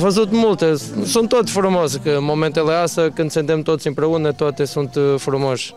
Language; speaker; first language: Romanian; non-native, learner; Portuguese